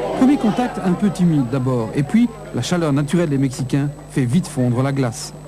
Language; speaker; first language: French; native; French